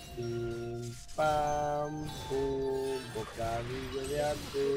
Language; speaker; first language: Spanish; native; Spanish